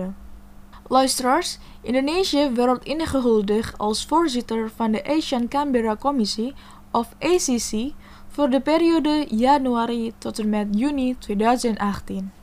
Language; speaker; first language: Dutch; non-native, fluent; Indonesian